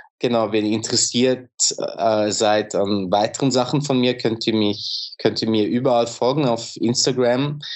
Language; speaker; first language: German; early bilingual, other home language; Turkish